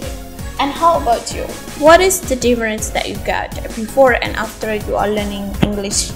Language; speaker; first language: English; non-native, fluent; Indonesian